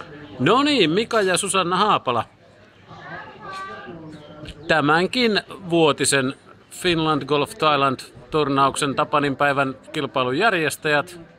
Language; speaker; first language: Finnish; native; Finnish